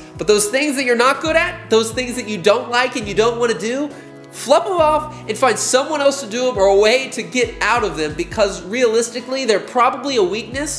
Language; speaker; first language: English; native; English